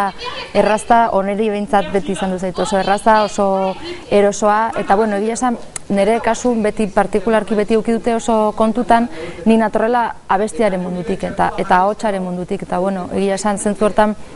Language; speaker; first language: Basque; native; Basque